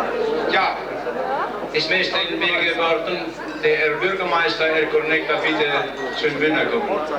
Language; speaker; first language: German; non-native, learner; Italian